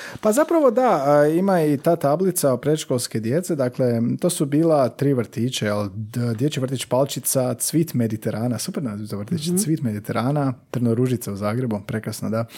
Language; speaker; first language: Croatian; native; Croatian